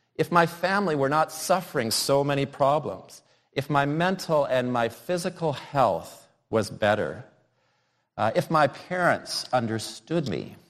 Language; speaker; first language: English; native; English